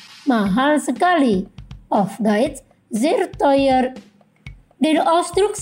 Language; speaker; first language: German; non-native, fluent; Indonesian